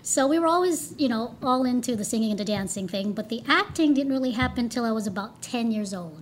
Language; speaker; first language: English; non-native, local second language; Cebuano